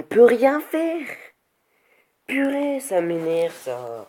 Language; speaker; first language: French; native; French